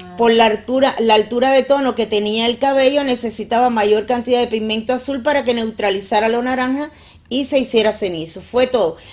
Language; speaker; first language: Spanish; native; Spanish